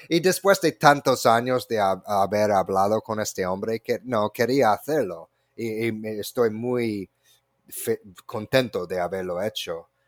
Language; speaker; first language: Spanish; non-native, fluent; English